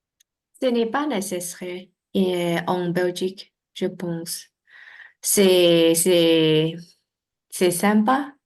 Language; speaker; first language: French; non-native, learner; Vietnamese